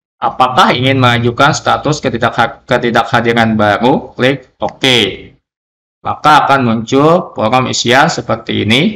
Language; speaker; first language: Indonesian; native; Indonesian